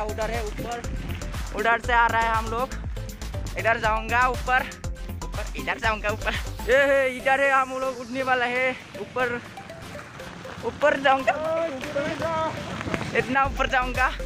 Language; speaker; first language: Hindi; non-native, local second language; Bodo